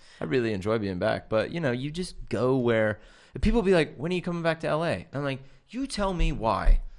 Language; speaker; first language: English; native; English